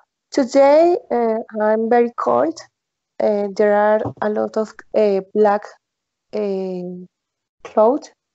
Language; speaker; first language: English; non-native, learner; Spanish